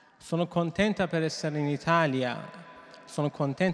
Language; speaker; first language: Italian; non-native, learner; Persian